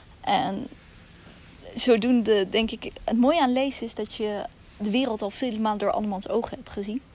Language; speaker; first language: Dutch; early bilingual, other home language; Russian